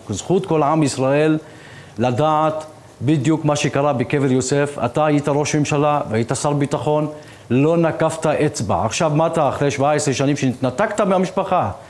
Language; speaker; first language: Hebrew; non-native, local second language; Arabic